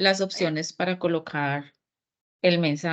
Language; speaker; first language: Spanish; native; Spanish